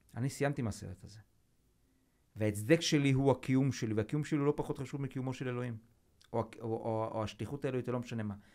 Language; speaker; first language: Hebrew; native; Hebrew